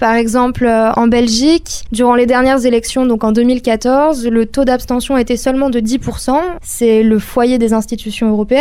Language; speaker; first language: French; native; French